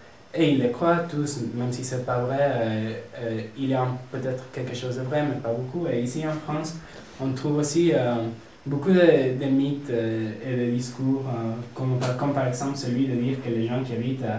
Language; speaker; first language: French; non-native, fluent; Spanish